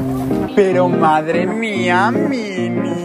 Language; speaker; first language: Spanish; native; Spanish